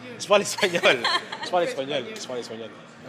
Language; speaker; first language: French; native; French